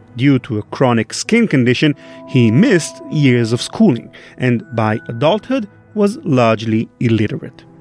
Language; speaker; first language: English; non-native, fluent; Hebrew